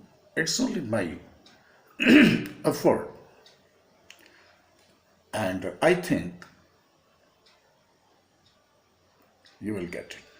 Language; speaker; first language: English; non-native, local second language; Hindi